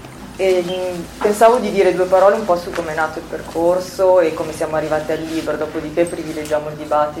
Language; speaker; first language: Italian; native; Italian